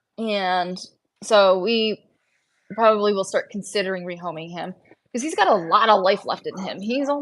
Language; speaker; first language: English; native; English